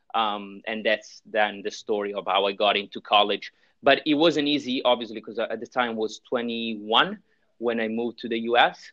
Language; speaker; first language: English; non-native, fluent; Italian